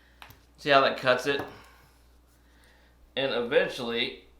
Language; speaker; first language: English; native; English